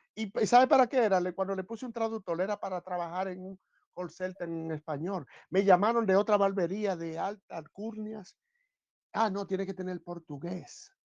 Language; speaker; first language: Spanish; native; Spanish